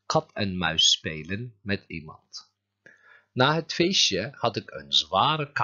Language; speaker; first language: Dutch; non-native, fluent; Turkish